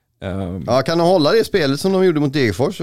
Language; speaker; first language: Swedish; native; Swedish